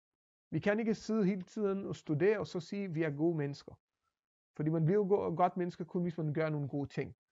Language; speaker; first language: Danish; non-native, fluent; Hebrew